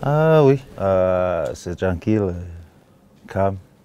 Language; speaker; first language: French; non-native, learner; Tongan